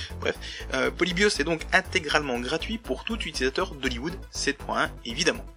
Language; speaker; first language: French; native; French